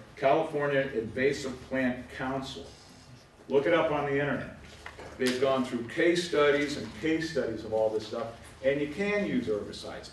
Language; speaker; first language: English; native; English